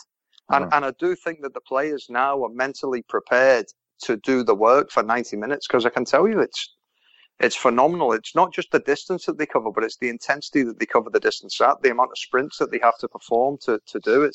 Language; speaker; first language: English; native; English